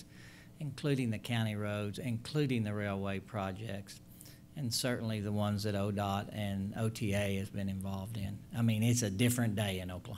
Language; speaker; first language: English; native; English